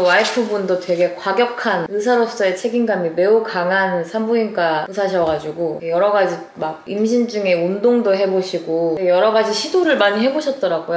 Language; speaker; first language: Korean; native; Korean